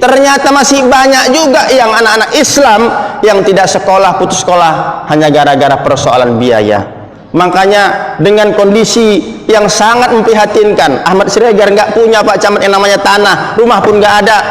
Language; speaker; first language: Indonesian; native; Indonesian